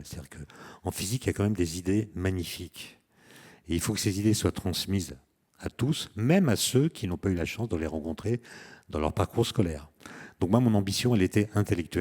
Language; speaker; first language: French; native; French